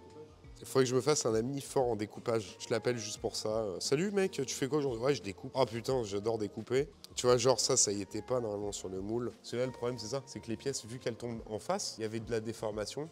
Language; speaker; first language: French; native; French